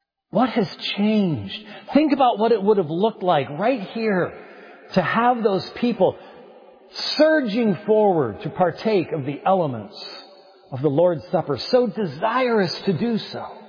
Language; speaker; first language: English; native; English